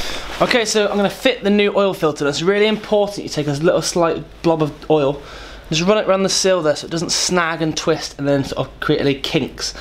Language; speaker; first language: English; native; English